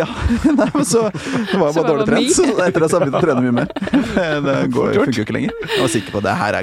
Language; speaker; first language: Norwegian; native; Norwegian